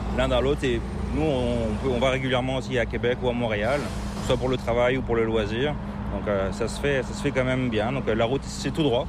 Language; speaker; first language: French; native; French